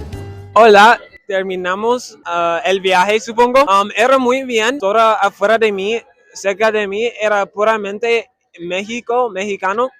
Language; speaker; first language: Spanish; non-native, learner; English